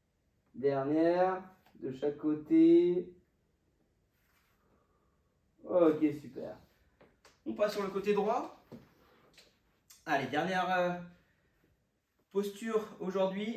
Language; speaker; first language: French; native; French